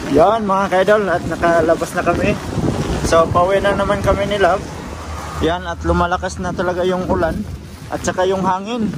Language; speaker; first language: Filipino; non-native, local second language; Cebuano